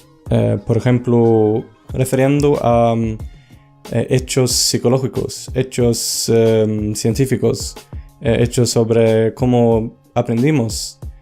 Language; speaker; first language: Spanish; non-native, fluent; Swedish